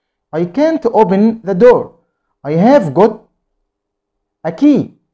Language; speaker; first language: English; non-native, fluent; Arabic